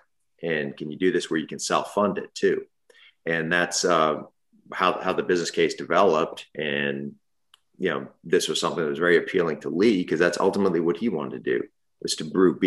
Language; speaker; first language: English; native; English